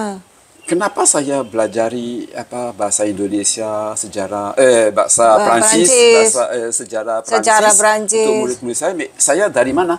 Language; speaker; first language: Indonesian; early bilingual, heritage; Javanese